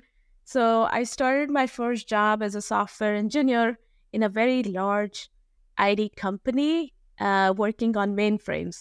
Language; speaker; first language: English; non-native, local second language; Hindi